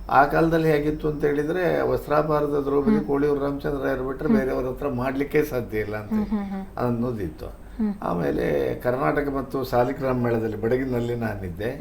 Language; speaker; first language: Kannada; native; Kannada